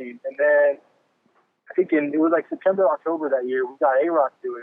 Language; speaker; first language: English; native; English